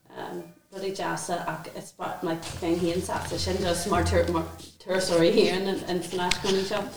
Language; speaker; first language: Irish; non-native, local second language; English